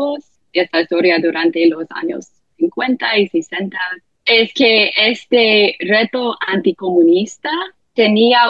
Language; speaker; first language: Spanish; non-native, fluent; English